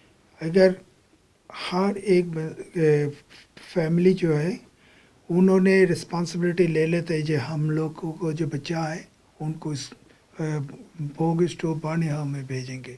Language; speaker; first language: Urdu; non-native, fluent; Bangla